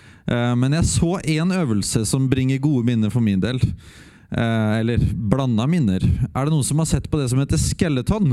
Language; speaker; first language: Norwegian; native; Norwegian